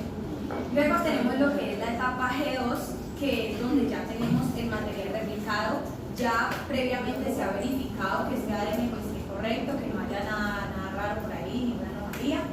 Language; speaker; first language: Spanish; native; Spanish